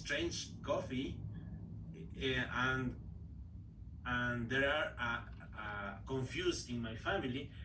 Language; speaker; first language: English; non-native, learner; Spanish